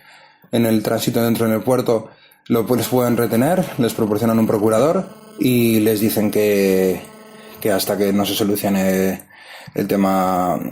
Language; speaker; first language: Spanish; native; Spanish